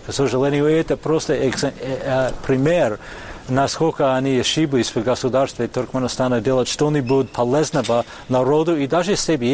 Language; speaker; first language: Russian; non-native, fluent; English